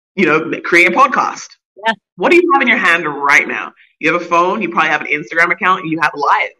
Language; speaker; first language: English; native; English